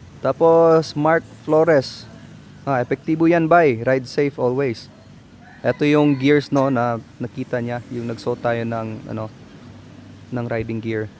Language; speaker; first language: Filipino; non-native, local second language; Cebuano